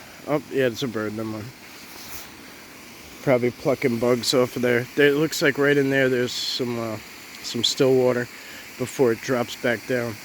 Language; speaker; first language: English; native; English